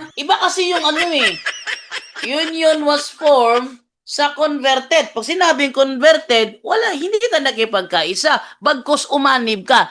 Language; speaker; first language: Filipino; non-native, local second language; Cebuano